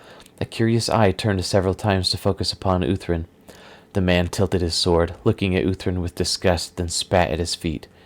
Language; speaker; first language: English; native; English